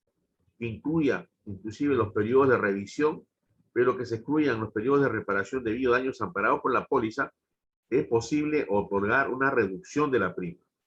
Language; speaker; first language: Spanish; native; Spanish